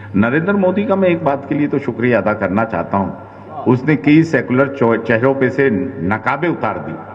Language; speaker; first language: Urdu; native; Urdu